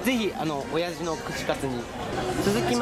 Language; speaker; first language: Japanese; native; Japanese